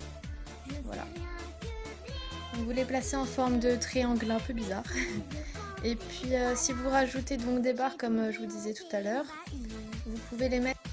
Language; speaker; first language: French; native; French